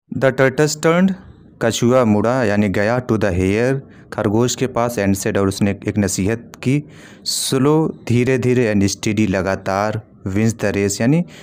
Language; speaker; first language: Hindi; native; Hindi